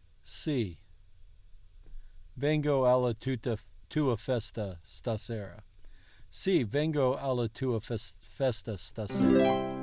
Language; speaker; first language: Italian; non-native, learner; English